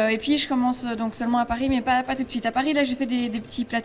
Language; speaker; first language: French; native; French